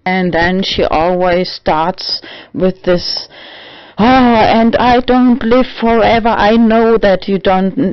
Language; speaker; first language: English; non-native, learner; German